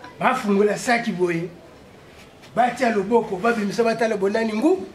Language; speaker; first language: Lingala; non-native, local second language; Kongo